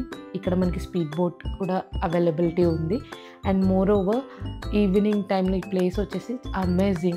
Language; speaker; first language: Telugu; native; Telugu